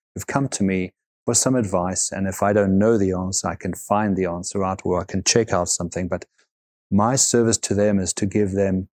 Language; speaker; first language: English; native; English